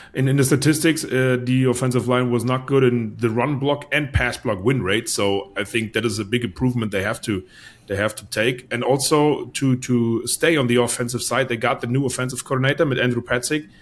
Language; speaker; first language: English; non-native, fluent; German